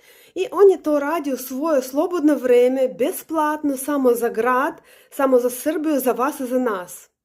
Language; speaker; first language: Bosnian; non-native, learner; Russian